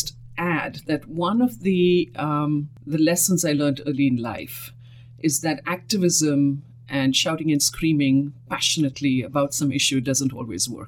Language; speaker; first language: English; non-native, local second language; Hindi